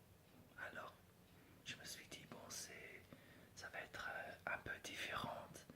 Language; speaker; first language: French; non-native, fluent; English